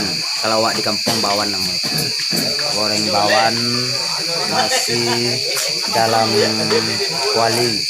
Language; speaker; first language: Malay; non-native, local second language; Minangkabau